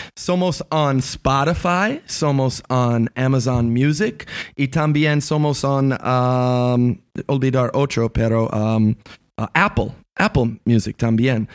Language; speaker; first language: Spanish; non-native, learner; English